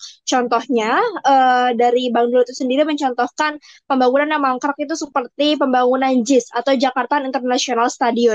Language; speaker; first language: Indonesian; native; Indonesian